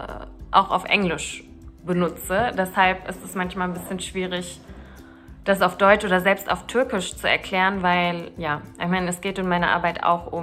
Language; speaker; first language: German; early bilingual, other home language; Turkish